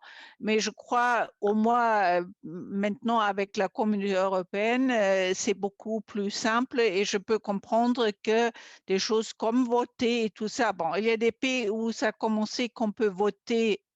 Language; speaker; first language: French; non-native, fluent; German